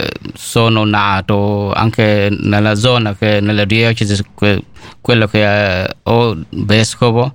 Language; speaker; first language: Italian; non-native, learner; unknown